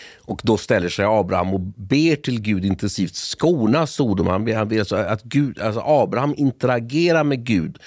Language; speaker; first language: Swedish; native; Swedish